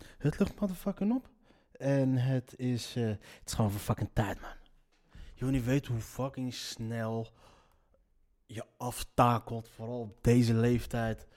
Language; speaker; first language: Dutch; early bilingual, other home language; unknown